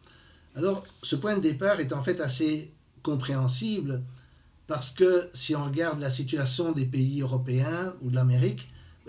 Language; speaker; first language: French; native; French